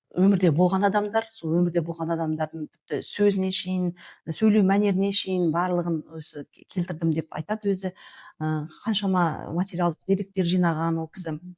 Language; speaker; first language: Kazakh; native; Kazakh